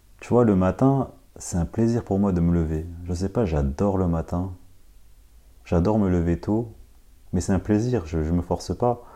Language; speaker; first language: French; early bilingual, other home language; Khmer